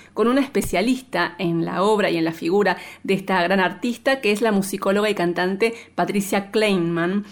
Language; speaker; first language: Spanish; native; Spanish